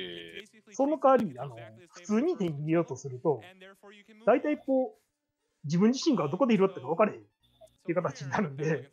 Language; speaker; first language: Japanese; native; Japanese